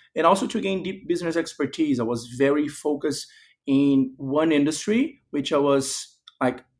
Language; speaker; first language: English; non-native, fluent; Portuguese